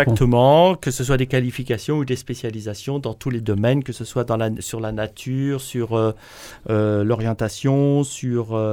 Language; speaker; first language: French; native; French